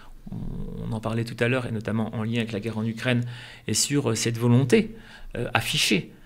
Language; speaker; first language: French; native; French